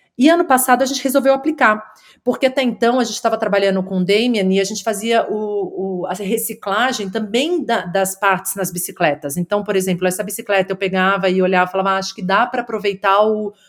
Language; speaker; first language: Portuguese; native; Portuguese